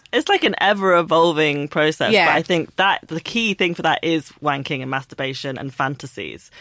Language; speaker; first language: English; native; English